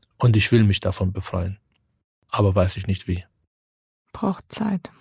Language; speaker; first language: German; non-native, fluent; Arabic